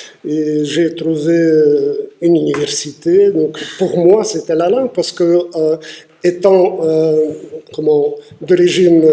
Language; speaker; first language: French; non-native, fluent; Russian